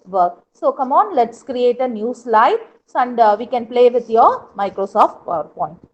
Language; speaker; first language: English; non-native, local second language; Tamil